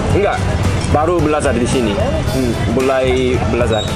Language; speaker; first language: Indonesian; non-native, learner; Korean